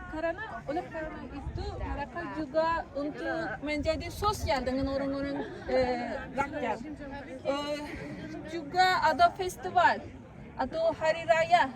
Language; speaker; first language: Indonesian; non-native, learner; Turkish